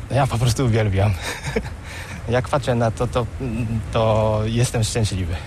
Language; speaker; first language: Polish; non-native, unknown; Japanese